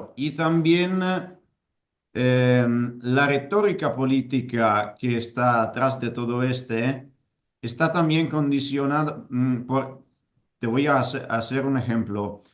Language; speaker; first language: Spanish; non-native, fluent; Italian